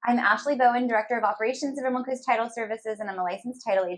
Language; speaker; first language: English; native; English